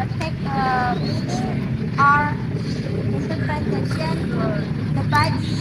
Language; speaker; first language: English; non-native, learner; Indonesian